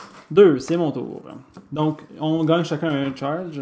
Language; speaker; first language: French; native; French